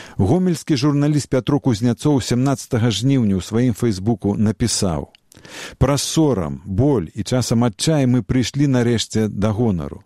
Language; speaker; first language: Belarusian; native; Belarusian